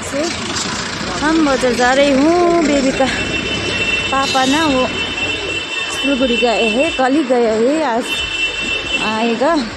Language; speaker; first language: Hindi; non-native, local second language; Nepali